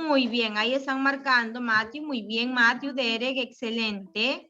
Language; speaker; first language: Spanish; native; Spanish